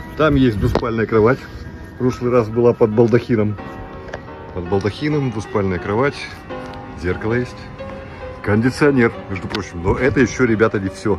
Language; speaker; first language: Russian; native; Russian